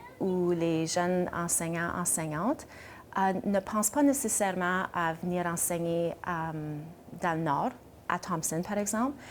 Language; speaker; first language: French; native; French